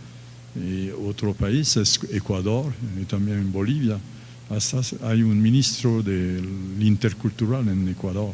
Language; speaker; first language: Spanish; non-native, fluent; French